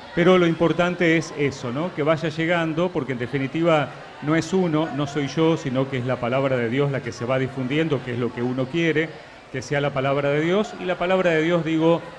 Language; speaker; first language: Spanish; native; Spanish